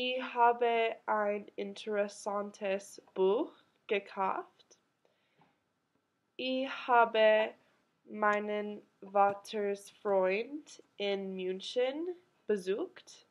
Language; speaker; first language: German; non-native, learner; English